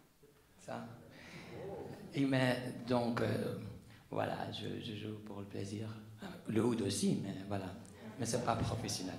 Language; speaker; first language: French; non-native, learner; Arabic